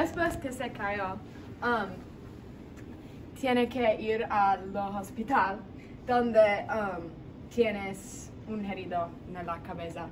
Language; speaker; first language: Spanish; non-native, learner; English